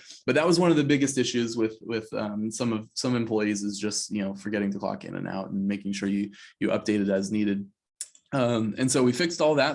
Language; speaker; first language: English; native; English